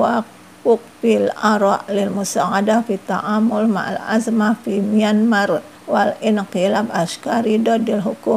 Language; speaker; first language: Arabic; non-native, fluent; Indonesian